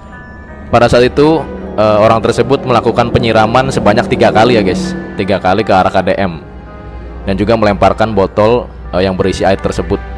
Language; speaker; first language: Indonesian; native; Indonesian